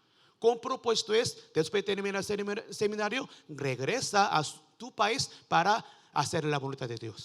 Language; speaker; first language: Spanish; non-native, learner; Korean